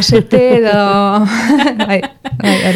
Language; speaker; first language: Basque; non-native, local second language; Spanish